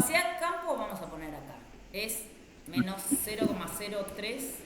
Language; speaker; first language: Spanish; native; Spanish